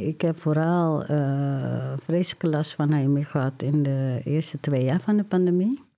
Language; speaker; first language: Dutch; non-native, fluent; Indonesian